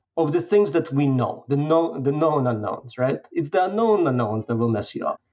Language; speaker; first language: English; non-native, fluent; Russian